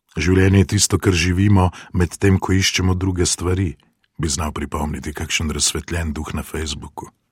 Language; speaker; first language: Slovenian; non-native, fluent; Spanish